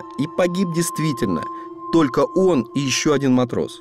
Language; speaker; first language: Russian; native; Russian